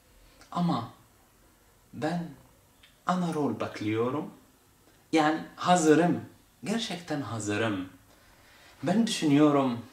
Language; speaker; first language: Turkish; non-native, fluent; Arabic